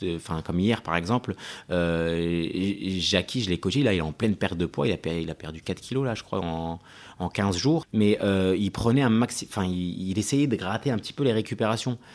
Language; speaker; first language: French; early bilingual, other home language; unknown